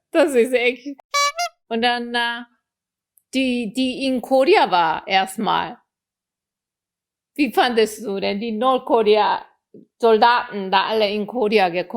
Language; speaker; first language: German; non-native, fluent; Korean